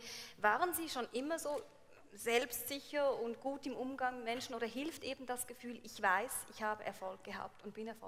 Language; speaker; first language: German; native; German